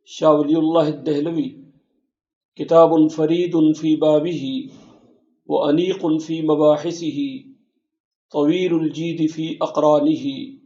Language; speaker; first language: Arabic; non-native, fluent; Urdu